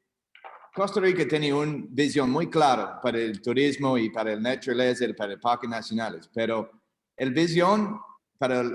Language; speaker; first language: Spanish; non-native, learner; English